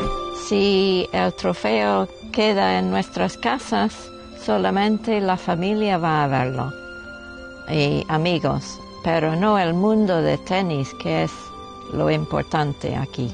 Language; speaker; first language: Spanish; non-native, learner; English